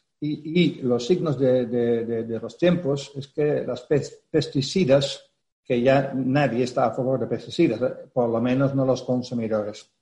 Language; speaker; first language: Spanish; non-native, fluent; Dutch